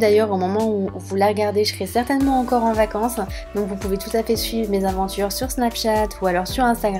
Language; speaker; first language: French; native; French